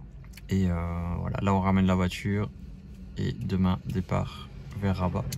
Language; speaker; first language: French; native; French